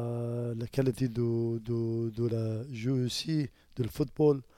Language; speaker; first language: French; non-native, learner; Arabic